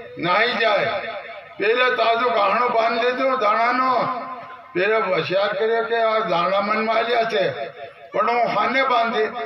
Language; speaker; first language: Gujarati; non-native, local second language; Bhili